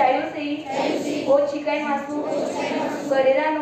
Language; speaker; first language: Japanese; non-native, learner; Marathi